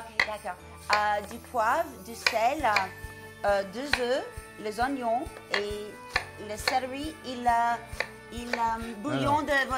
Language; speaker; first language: French; non-native, learner; English